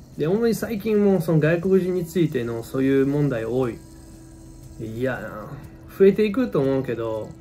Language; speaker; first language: Japanese; non-native, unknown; French